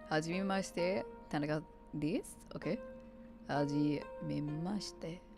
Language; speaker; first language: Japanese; non-native, learner; English